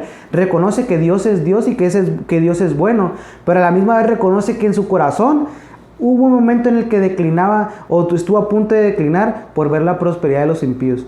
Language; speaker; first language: Spanish; native; Spanish